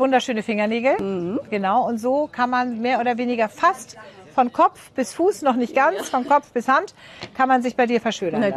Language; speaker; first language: German; native; German